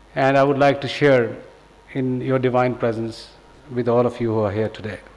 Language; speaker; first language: English; non-native, local second language; Punjabi